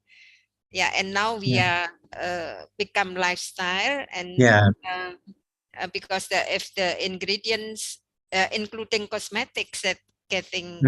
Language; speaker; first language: English; non-native, learner; Indonesian